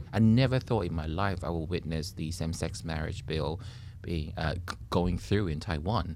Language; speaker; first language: English; non-native, fluent; Chinese